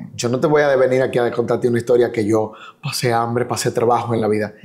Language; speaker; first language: Spanish; native; Spanish